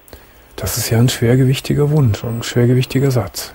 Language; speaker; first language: German; native; German